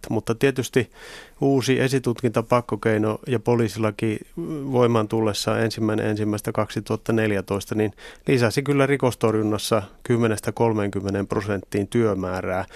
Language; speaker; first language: Finnish; native; Finnish